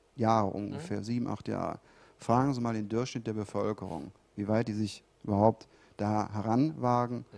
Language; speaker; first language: German; native; German